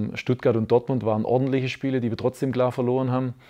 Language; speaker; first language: German; native; German